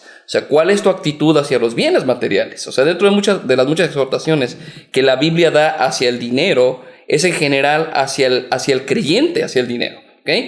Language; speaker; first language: Spanish; native; Spanish